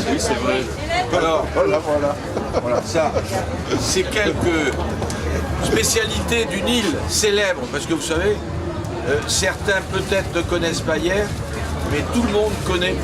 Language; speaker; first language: French; native; French